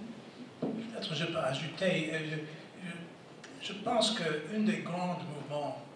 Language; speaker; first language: French; non-native, fluent; English